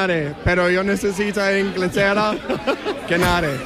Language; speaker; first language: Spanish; non-native, learner; English